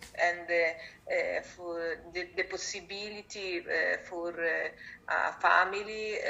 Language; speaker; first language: English; non-native, learner; Italian